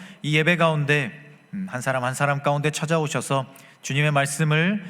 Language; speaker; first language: Korean; native; Korean